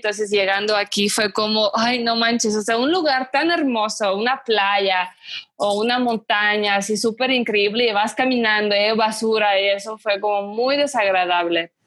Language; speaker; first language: Spanish; non-native, fluent; Ukrainian